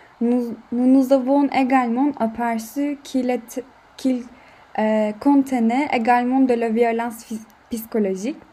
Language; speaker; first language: French; non-native, learner; Turkish